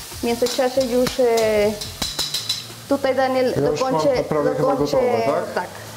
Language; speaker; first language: Polish; non-native, learner; Spanish